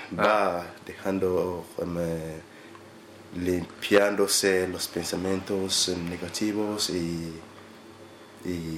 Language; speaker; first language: Spanish; non-native, learner; English